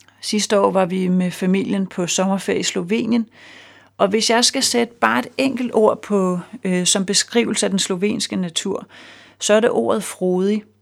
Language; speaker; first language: Danish; native; Danish